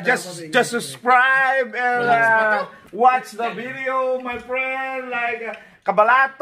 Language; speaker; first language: English; non-native, local second language; Filipino